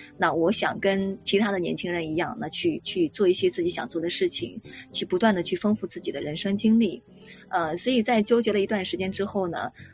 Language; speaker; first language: Chinese; native; Chinese